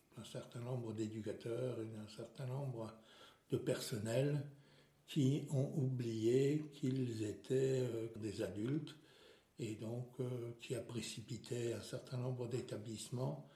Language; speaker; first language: French; non-native, local second language; Swiss German